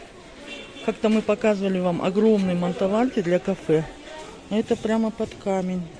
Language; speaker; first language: Russian; native; Russian